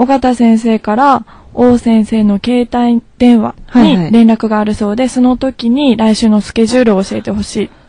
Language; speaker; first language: Japanese; native; Japanese